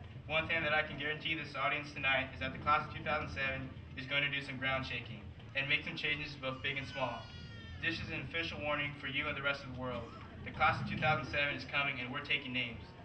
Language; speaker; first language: English; early bilingual, other home language; Portuguese